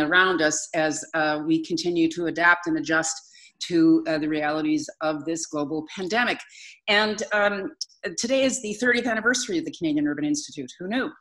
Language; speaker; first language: English; native; English